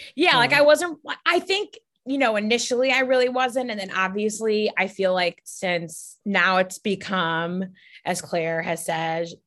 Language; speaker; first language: English; native; English